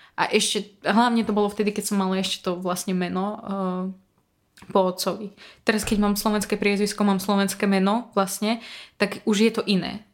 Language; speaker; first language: Slovak; non-native, fluent; Russian